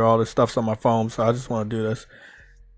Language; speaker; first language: English; native; English